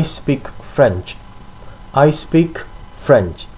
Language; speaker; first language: English; non-native, fluent; Indonesian